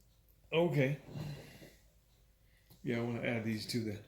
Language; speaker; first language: English; native; English